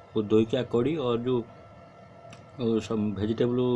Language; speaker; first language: Hindi; non-native, local second language; Odia